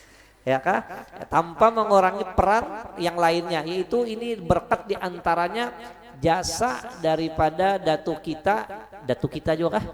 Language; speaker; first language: Indonesian; non-native, local second language; Banjar